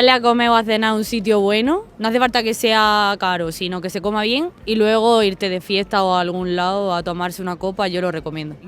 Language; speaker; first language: Spanish; native; Spanish